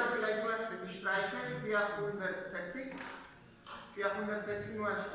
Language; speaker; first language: German; non-native, learner; Spanish